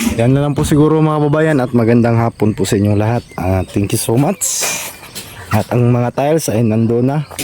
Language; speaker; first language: Filipino; non-native, local second language; Cebuano